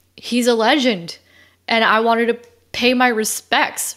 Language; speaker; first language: English; native; English